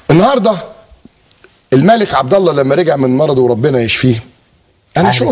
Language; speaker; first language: Arabic; native; Arabic